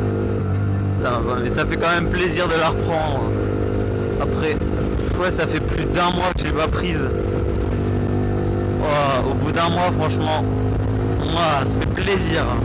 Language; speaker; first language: French; native; French